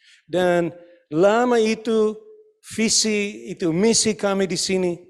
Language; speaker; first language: Indonesian; non-native, fluent; English